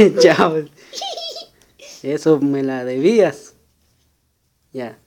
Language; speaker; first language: Spanish; native; Spanish